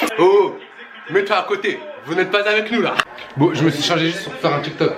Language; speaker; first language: French; early bilingual, other home language; Bambara